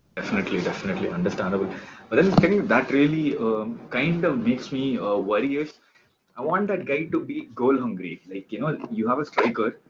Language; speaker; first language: English; non-native, local second language; Tamil